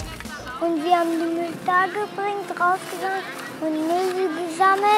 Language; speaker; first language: German; non-native, learner; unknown